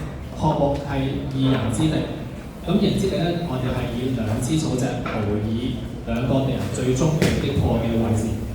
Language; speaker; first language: Cantonese; native; Cantonese